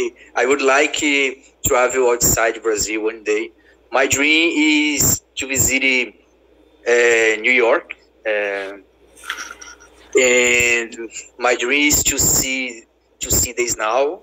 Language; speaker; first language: English; non-native, learner; Portuguese